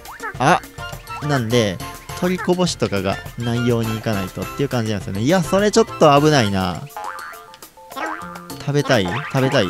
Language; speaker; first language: Japanese; native; Japanese